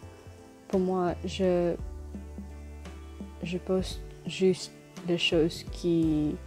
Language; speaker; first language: French; non-native, learner; English